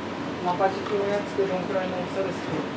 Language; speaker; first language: Japanese; native; Japanese